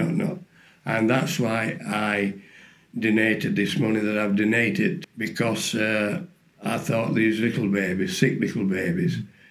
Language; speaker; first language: English; native; English